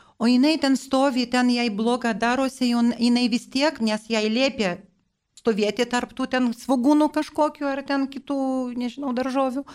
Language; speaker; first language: Lithuanian; non-native, local second language; Polish